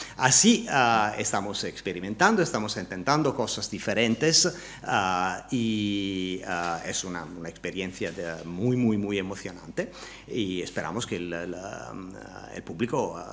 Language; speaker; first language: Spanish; non-native, learner; Italian